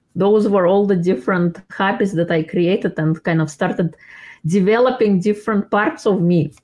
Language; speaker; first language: English; non-native, fluent; Russian